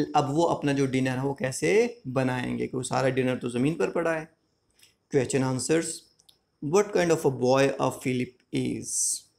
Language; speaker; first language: Hindi; native; Hindi